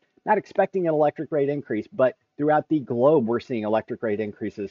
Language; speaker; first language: English; native; English